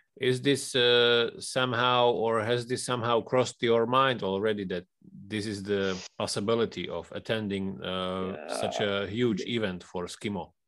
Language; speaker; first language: English; non-native, fluent; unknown